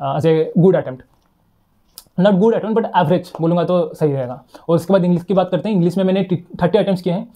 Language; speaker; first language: Hindi; non-native, local second language; Odia